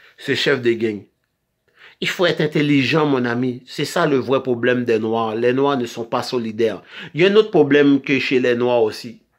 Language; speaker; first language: French; non-native, local second language; Haitian Creole